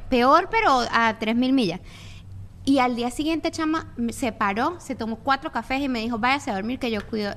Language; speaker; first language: Spanish; native; Spanish